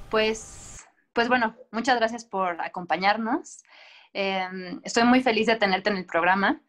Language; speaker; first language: Spanish; native; Spanish